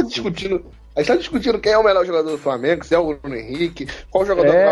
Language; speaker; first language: Portuguese; native; Portuguese